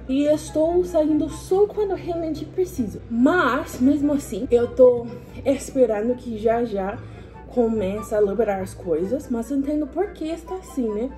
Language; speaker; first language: Portuguese; non-native, fluent; English